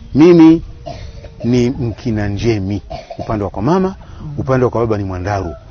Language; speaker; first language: Swahili; native; Swahili